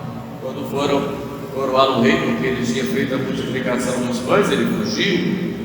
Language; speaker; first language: Portuguese; native; Portuguese